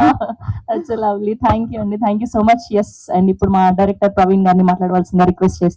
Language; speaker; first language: Telugu; native; Telugu